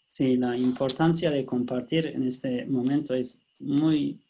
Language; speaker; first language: Spanish; non-native, fluent; Turkish